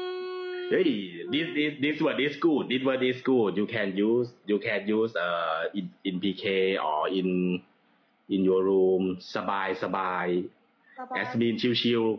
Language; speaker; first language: English; non-native, learner; Thai